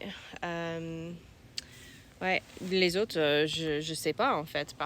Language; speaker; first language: French; non-native, learner; English